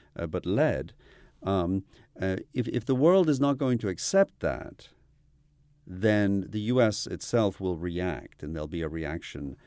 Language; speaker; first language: English; native; English